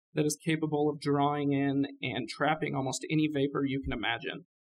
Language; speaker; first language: English; native; English